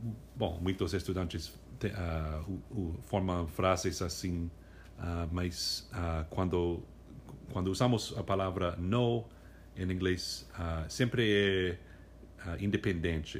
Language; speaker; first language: Portuguese; non-native, fluent; English